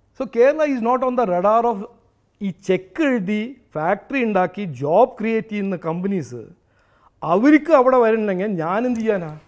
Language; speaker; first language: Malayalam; early bilingual, heritage; Malayalam